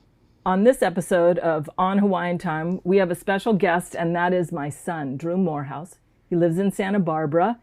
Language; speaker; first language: English; native; English